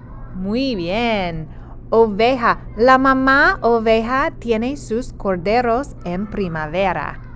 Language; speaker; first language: Spanish; non-native, fluent; English